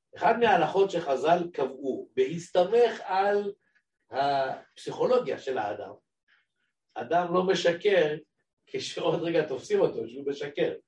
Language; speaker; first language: Hebrew; native; Hebrew